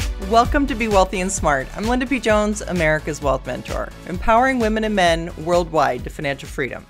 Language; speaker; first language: English; native; English